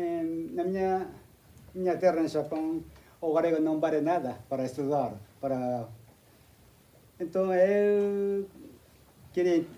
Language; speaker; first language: Galician; non-native, fluent; Japanese